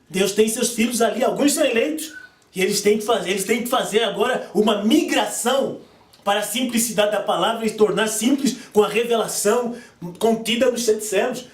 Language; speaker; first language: Portuguese; native; Portuguese